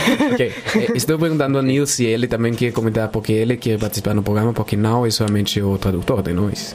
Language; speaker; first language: Portuguese; non-native, learner; Spanish